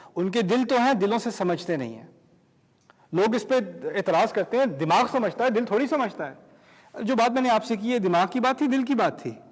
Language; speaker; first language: Urdu; early bilingual, heritage; Urdu